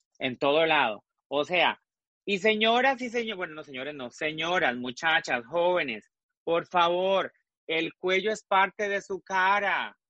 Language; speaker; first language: Spanish; native; Spanish